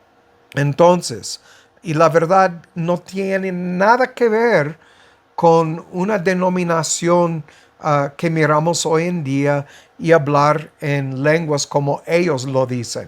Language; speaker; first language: Spanish; non-native, fluent; English